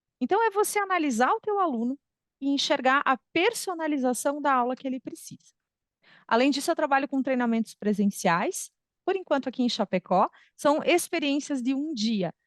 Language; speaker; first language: Portuguese; native; Portuguese